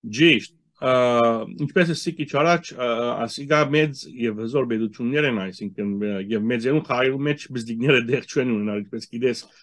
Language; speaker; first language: Armenian; early bilingual, heritage; Armenian